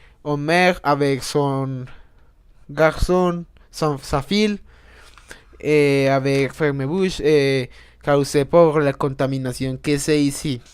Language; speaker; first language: French; non-native, learner; Spanish